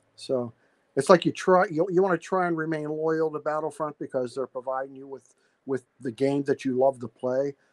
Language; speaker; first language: English; native; English